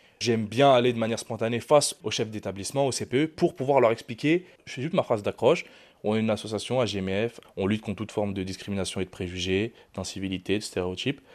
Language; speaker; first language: French; native; French